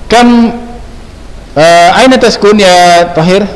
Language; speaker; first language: Arabic; non-native, fluent; Indonesian